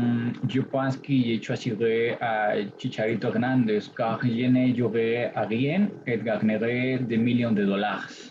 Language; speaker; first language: French; non-native, learner; Spanish